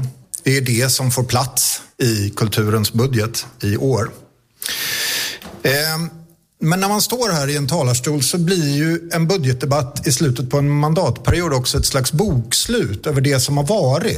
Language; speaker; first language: Swedish; native; Swedish